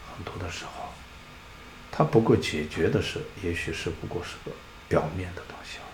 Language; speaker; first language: Chinese; non-native, local second language; Tibetan